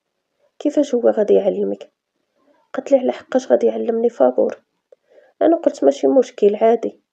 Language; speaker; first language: Arabic; native; Arabic